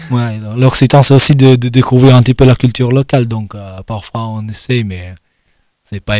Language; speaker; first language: French; non-native, fluent; Italian